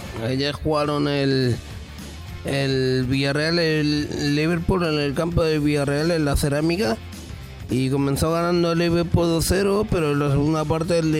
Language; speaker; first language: Catalan; non-native, local second language; Spanish